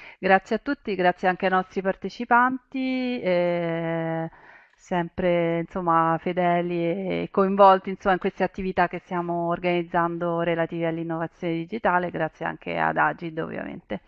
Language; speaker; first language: Italian; native; Italian